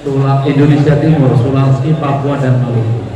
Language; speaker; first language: Indonesian; non-native, local second language; Javanese